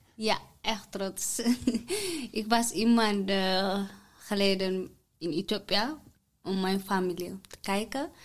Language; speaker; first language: Dutch; non-native, learner; Tigrinya